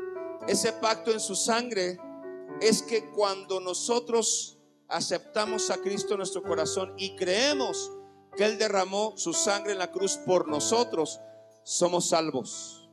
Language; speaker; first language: Spanish; native; Spanish